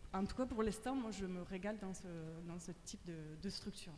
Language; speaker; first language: French; native; French